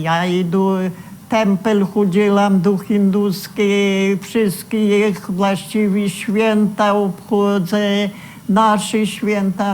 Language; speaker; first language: Polish; early bilingual, heritage; Polish